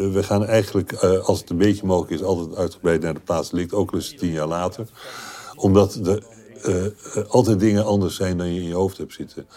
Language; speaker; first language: Dutch; native; Dutch